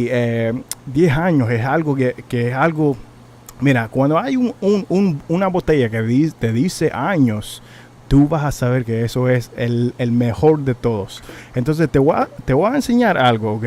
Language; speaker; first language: Spanish; early bilingual, heritage; Spanish